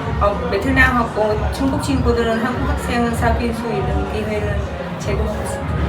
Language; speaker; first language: Korean; non-native, learner; Vietnamese